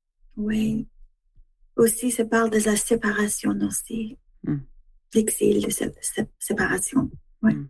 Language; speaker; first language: French; non-native, learner; Persian